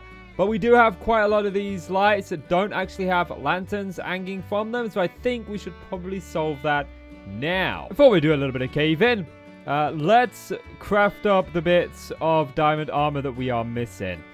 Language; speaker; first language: English; native; English